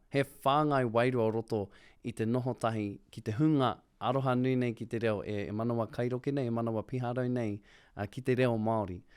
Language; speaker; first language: Māori; non-native, local second language; English